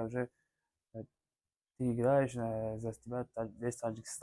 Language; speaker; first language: Russian; non-native, learner; Tajik